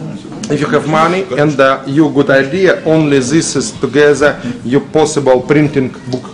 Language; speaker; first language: English; non-native, learner; Russian